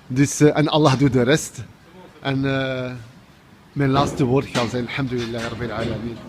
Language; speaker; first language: Dutch; non-native, learner; French